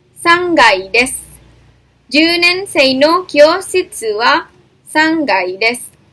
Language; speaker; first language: Japanese; non-native, fluent; Indonesian